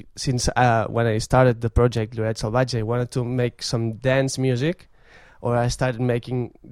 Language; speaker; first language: English; non-native, fluent; Catalan